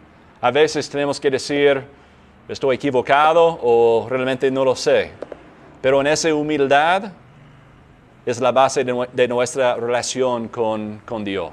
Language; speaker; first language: Spanish; non-native, fluent; English